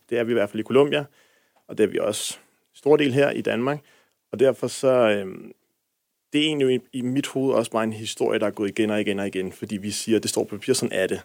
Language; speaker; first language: Danish; native; Danish